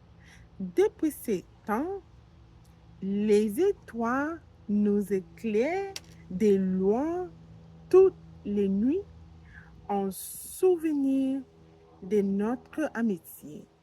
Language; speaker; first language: French; non-native, learner; English